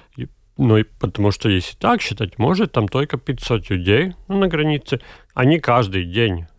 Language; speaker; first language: Russian; non-native, local second language; Latvian